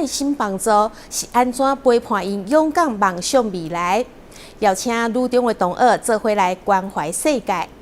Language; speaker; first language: Chinese; native; Chinese